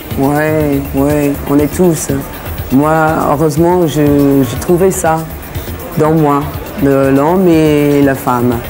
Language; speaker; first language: French; non-native, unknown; English